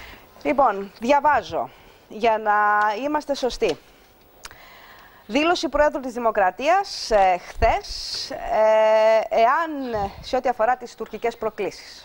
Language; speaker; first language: Greek; native; Greek